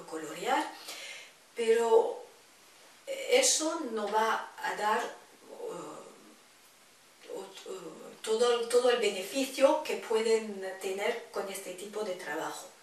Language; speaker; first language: Spanish; non-native, fluent; French